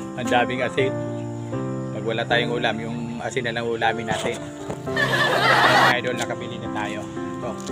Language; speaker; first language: Filipino; non-native, local second language; Bikol